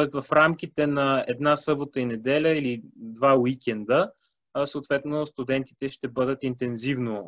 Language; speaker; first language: Bulgarian; native; Bulgarian